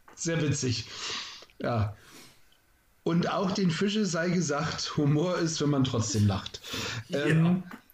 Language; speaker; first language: German; native; German